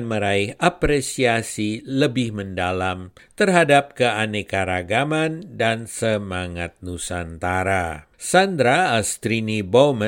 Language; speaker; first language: Indonesian; native; Indonesian